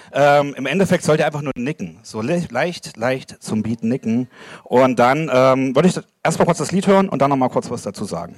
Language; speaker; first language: German; native; German